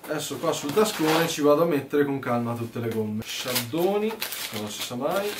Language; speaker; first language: Italian; native; Italian